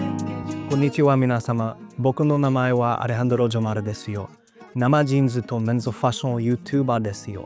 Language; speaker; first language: Japanese; non-native, learner; English